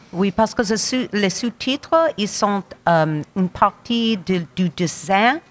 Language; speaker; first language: French; non-native, learner; English